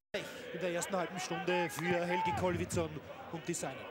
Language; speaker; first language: German; native; German